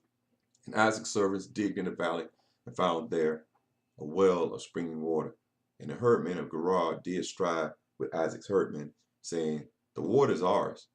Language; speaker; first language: English; native; English